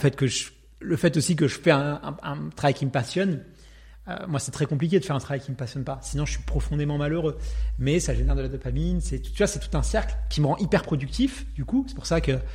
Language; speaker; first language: French; native; French